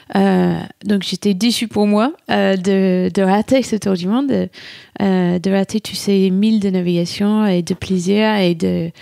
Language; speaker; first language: French; non-native, fluent; English